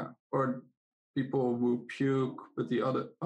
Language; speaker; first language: English; non-native, fluent; Dutch